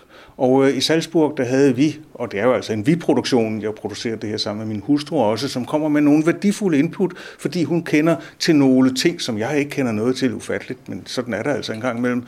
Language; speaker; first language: Danish; native; Danish